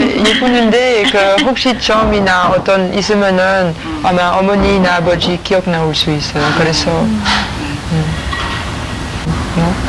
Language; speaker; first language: Korean; non-native, learner; French